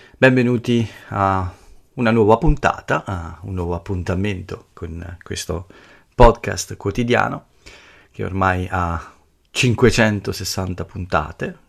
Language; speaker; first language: Italian; native; Italian